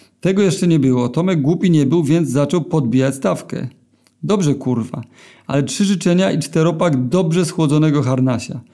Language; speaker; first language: Polish; native; Polish